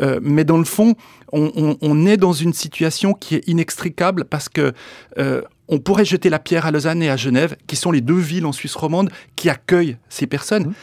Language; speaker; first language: French; early bilingual, other home language; Spanish